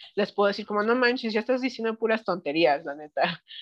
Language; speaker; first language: Spanish; early bilingual, heritage; Spanish